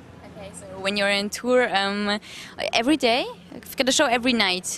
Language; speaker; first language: English; non-native, fluent; German